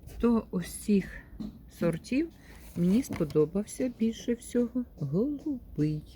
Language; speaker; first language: Ukrainian; native; Ukrainian